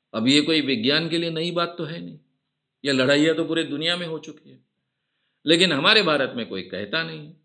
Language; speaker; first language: Hindi; non-native, local second language; Marathi